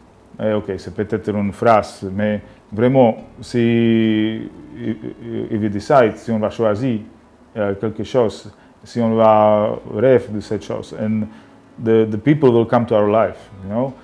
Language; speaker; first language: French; non-native, learner; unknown